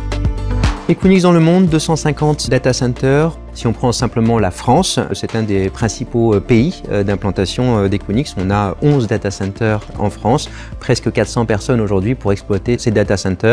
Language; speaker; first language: French; native; French